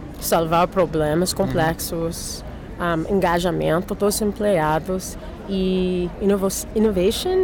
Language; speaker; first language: Portuguese; non-native, learner; English